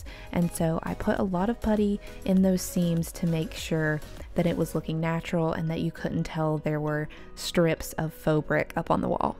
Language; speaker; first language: English; native; English